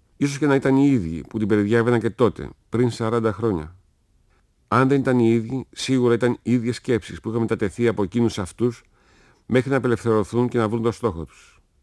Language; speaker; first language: Greek; native; Greek